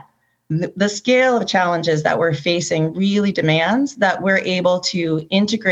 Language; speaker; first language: English; native; English